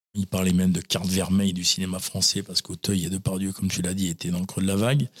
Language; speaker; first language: French; native; French